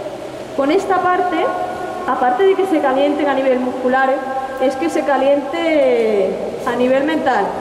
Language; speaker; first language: Spanish; native; Spanish